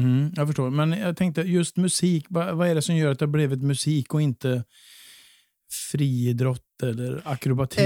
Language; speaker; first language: Swedish; native; Swedish